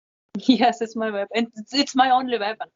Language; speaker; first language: English; non-native, fluent; Russian